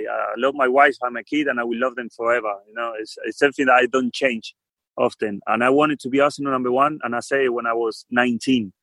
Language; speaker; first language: English; non-native, fluent; Spanish